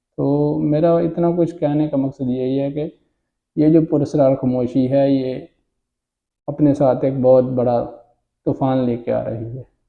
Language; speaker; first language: Urdu; native; Urdu